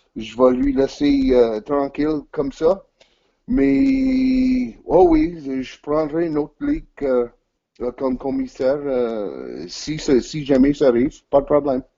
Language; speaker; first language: French; non-native, local second language; English